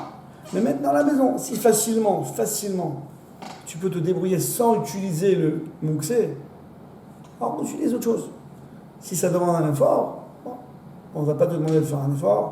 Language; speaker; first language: French; native; French